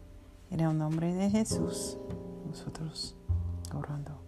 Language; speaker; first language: Spanish; non-native, learner; English